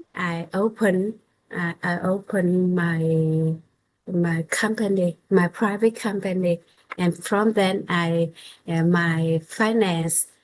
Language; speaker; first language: English; non-native, learner; Vietnamese